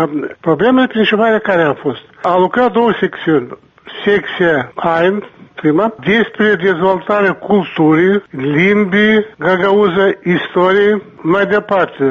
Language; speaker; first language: Romanian; non-native, local second language; Gagauz